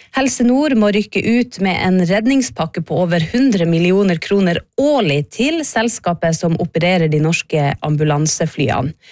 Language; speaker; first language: Norwegian; native; Norwegian